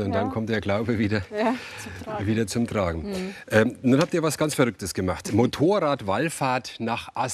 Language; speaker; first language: German; native; German